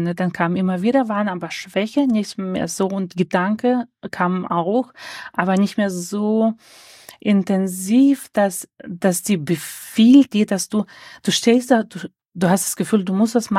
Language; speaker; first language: German; early bilingual, other home language; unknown